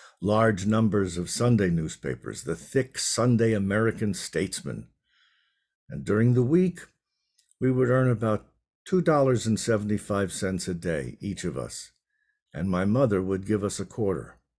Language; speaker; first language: English; native; English